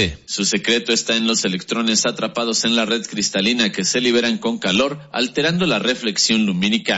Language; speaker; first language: Spanish; native; Spanish